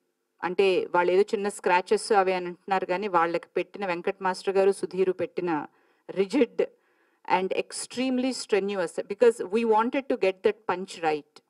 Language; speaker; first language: Telugu; native; Telugu